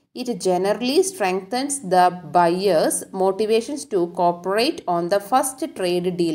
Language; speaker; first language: English; non-native, local second language; Malayalam